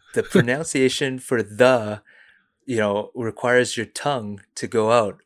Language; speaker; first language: English; early bilingual, other home language; Cantonese